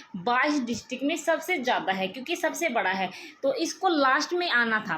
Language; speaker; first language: Hindi; native; Hindi